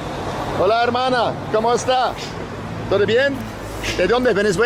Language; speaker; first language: Spanish; non-native, learner; English